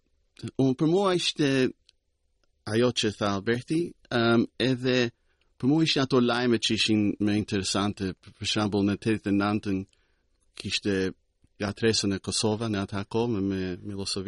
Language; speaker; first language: Albanian; early bilingual, heritage; Albanian